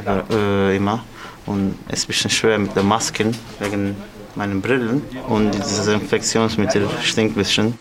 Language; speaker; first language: German; non-native, learner; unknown